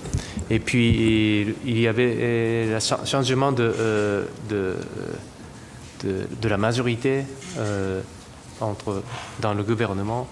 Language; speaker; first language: French; non-native, fluent; Japanese